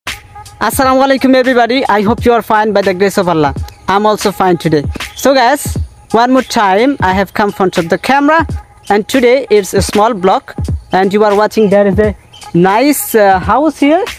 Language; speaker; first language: English; non-native, learner; Bangla